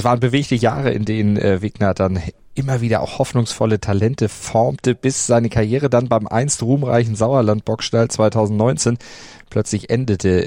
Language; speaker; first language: German; native; German